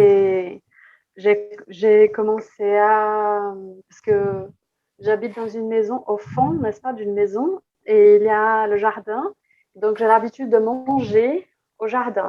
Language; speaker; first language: French; non-native, fluent; Portuguese